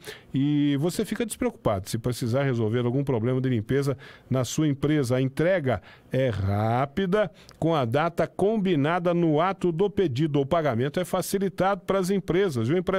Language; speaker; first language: Portuguese; native; Portuguese